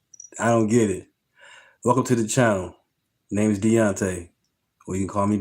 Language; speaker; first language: English; native; English